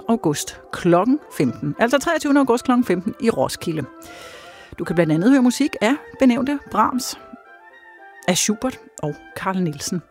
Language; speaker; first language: Danish; native; Danish